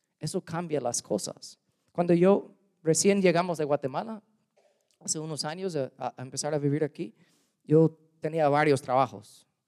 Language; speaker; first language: Spanish; non-native, fluent; English